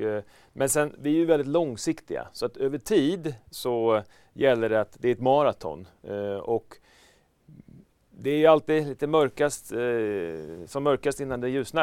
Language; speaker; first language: Swedish; native; Swedish